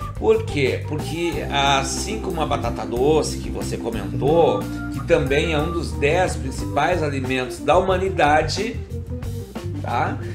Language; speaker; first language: Portuguese; native; Portuguese